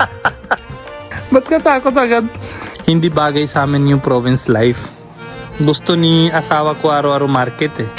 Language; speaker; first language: Filipino; non-native, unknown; Hindi